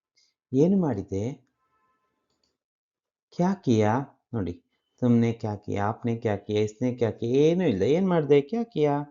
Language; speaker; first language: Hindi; non-native, local second language; Kannada